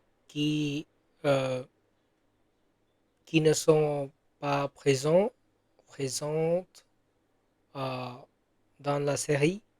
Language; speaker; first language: French; non-native, learner; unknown